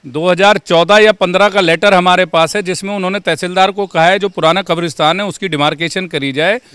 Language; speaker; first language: Hindi; native; Hindi